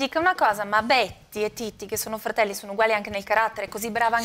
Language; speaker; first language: Italian; native; Italian